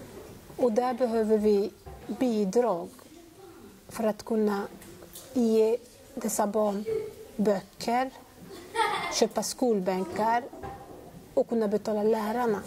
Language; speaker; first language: Swedish; non-native, fluent; Lingala